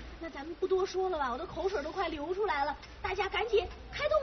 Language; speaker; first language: Chinese; native; Chinese